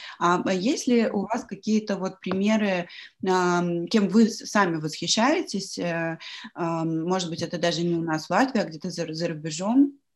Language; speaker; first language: Russian; native; Russian